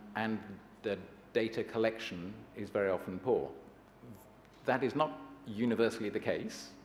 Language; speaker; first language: English; native; English